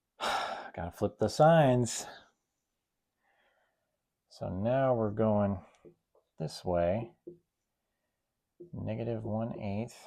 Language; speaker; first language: English; native; English